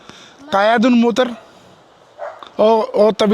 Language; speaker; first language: Filipino; non-native, learner; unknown